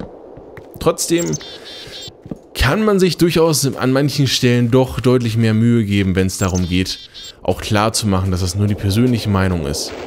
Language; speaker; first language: German; native; German